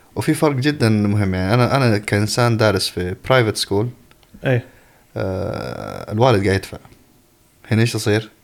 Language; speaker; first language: Arabic; early bilingual, other home language; Tigrinya